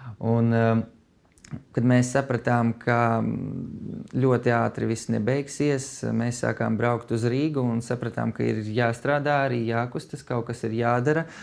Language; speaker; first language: Latvian; non-native, fluent; Russian